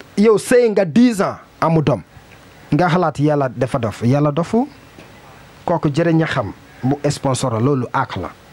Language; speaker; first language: Wolof; non-native, learner; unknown